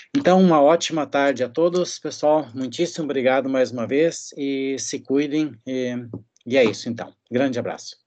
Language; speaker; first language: Portuguese; native; Portuguese